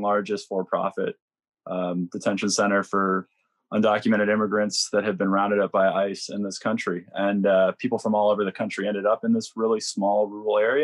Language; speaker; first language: English; native; English